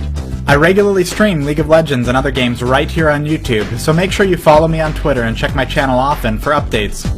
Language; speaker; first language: English; native; English